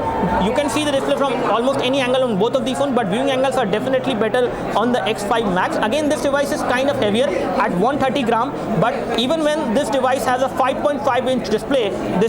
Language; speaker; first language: English; non-native, local second language; Hindi